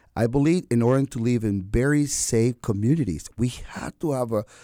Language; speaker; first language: English; non-native, fluent; Spanish